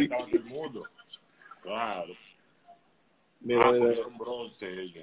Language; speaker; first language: Spanish; native; Spanish